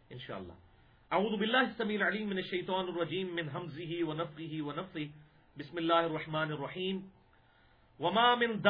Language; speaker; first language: Urdu; non-native, local second language; Punjabi